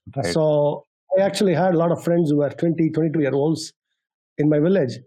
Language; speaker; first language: English; non-native, local second language; Tamil